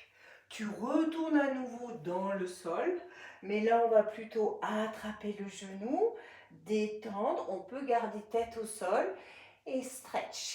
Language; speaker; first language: French; native; French